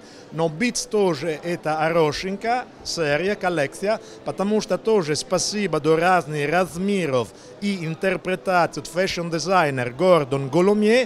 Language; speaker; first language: Russian; non-native, learner; Italian